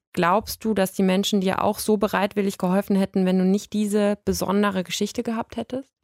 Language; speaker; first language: German; native; German